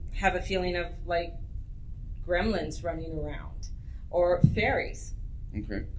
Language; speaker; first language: English; native; English